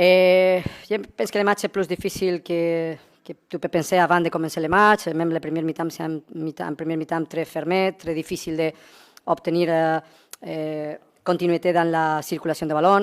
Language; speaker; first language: French; non-native, learner; Spanish